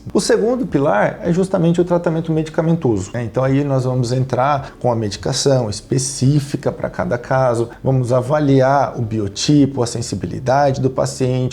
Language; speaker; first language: Portuguese; native; Portuguese